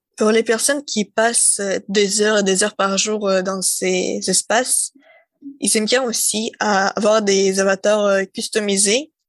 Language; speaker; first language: French; non-native, fluent; Russian